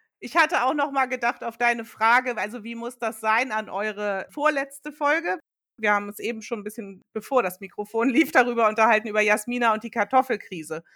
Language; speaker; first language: German; early bilingual, other home language; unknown